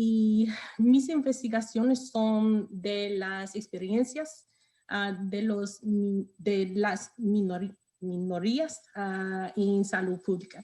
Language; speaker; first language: Spanish; non-native, learner; English